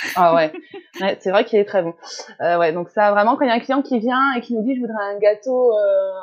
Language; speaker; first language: French; native; French